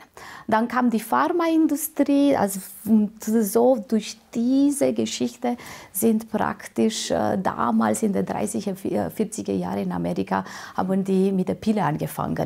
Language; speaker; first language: German; non-native, fluent; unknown